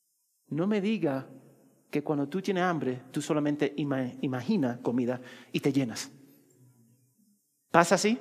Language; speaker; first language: Spanish; early bilingual, heritage; Spanish